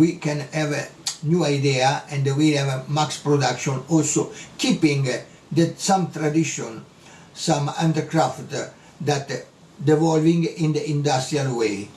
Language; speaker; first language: English; non-native, learner; Italian